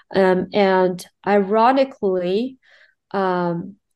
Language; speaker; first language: English; non-native, fluent; Chinese